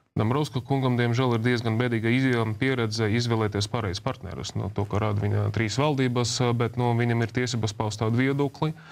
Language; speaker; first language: Latvian; non-native, local second language; Russian